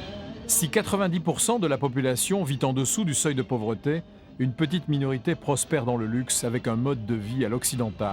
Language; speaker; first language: French; native; French